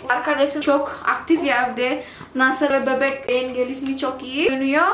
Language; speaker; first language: Turkish; non-native, learner; Indonesian